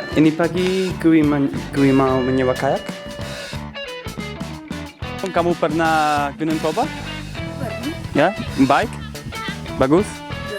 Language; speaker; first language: Indonesian; non-native, learner; English